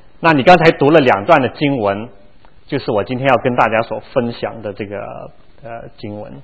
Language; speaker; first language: Chinese; non-native, local second language; Cantonese